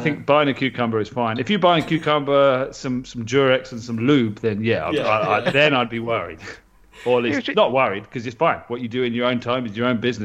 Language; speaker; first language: English; native; English